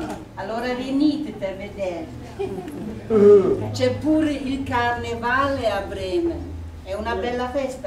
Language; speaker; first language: Italian; non-native, fluent; German